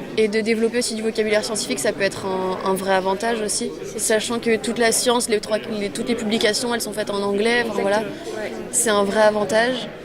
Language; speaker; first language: French; native; French